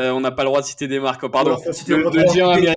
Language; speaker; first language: French; native; French